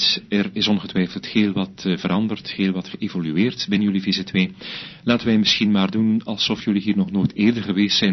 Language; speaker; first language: Dutch; native; Dutch